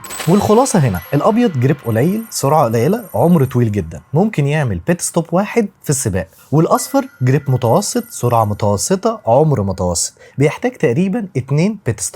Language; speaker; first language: Arabic; native; Arabic